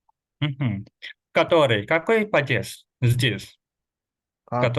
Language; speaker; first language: Russian; non-native, fluent; Indonesian